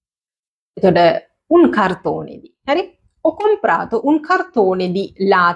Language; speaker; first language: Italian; non-native, fluent; Sinhala